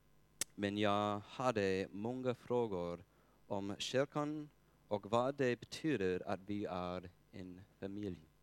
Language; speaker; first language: Swedish; non-native, fluent; English